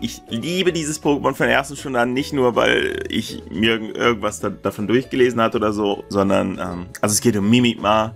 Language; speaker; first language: German; native; German